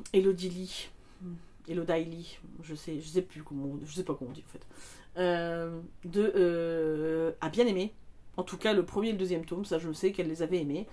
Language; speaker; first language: French; native; French